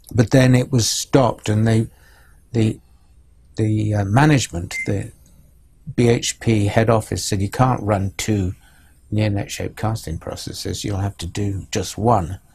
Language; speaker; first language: English; native; English